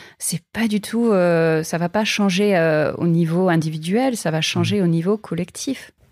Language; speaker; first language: French; non-native, fluent; English